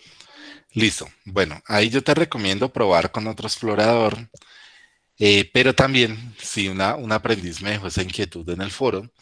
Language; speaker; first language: Spanish; native; Spanish